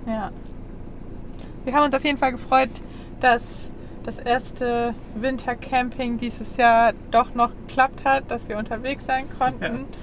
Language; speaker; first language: German; native; German